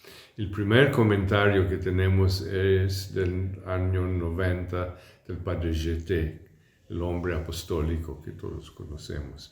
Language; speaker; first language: Spanish; non-native, fluent; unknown